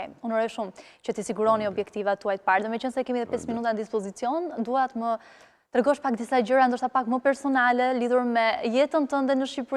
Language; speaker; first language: Albanian; native; Albanian